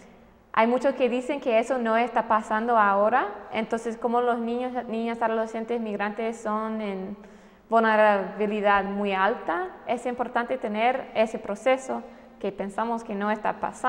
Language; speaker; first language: Spanish; non-native, fluent; English